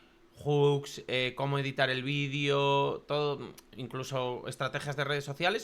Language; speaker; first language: Spanish; native; Spanish